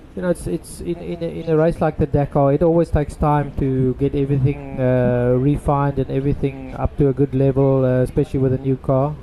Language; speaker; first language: English; non-native, local second language; Afrikaans